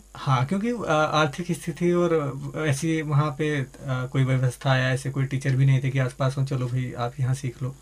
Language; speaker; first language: Hindi; native; Hindi